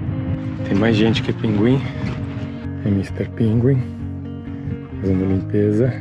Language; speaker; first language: Portuguese; non-native, fluent; Italian